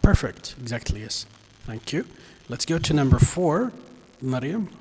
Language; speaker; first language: English; non-native, fluent; Arabic